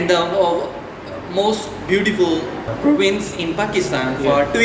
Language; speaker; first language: English; non-native, fluent; Urdu